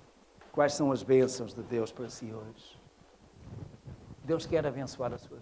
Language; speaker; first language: Portuguese; native; Portuguese